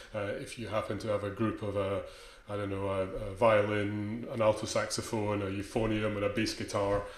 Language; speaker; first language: English; native; English